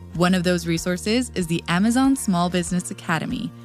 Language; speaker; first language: English; non-native, fluent; Spanish